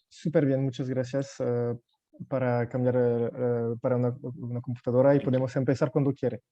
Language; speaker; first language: Spanish; non-native, fluent; French